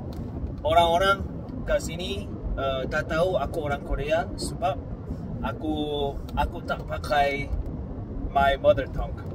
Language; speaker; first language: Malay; non-native, fluent; Korean